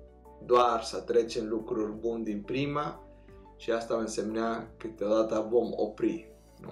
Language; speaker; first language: Romanian; non-native, fluent; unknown